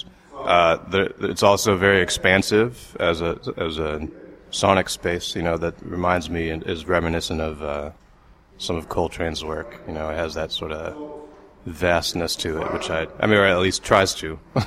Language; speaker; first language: English; native; English